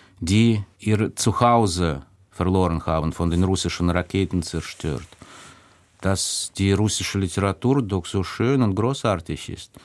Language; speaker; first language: German; non-native, fluent; Russian